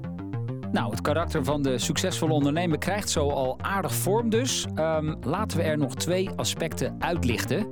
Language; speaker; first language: Dutch; native; Dutch